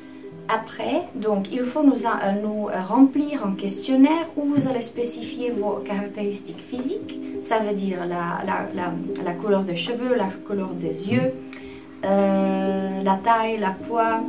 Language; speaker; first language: French; non-native, fluent; Czech